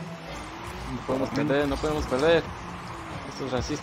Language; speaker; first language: Spanish; early bilingual, heritage; Spanish